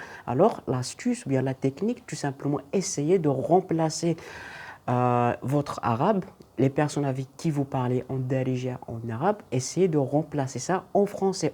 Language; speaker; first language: French; non-native, local second language; Arabic